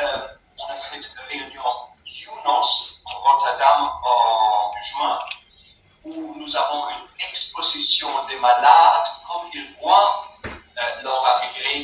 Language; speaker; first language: French; non-native, fluent; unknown